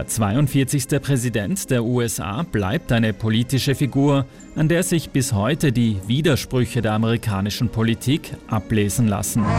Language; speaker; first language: German; native; German